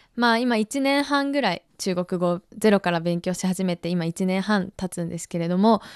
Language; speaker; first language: Japanese; native; Japanese